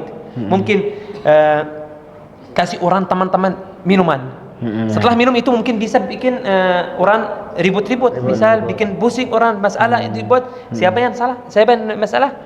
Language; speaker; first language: Indonesian; non-native, learner; Arabic